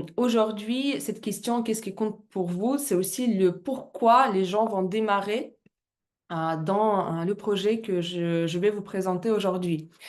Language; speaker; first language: French; non-native, fluent; Russian